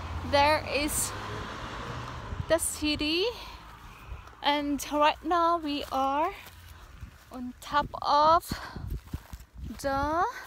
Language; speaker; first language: English; non-native, local second language; Cebuano